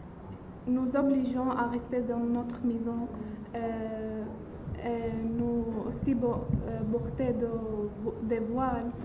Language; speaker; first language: French; non-native, learner; Arabic